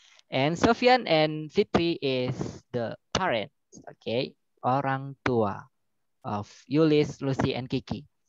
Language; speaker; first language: English; non-native, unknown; Indonesian